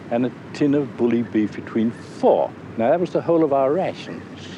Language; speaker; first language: English; native; English